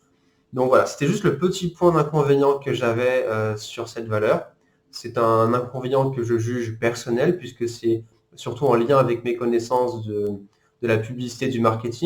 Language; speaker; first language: French; native; French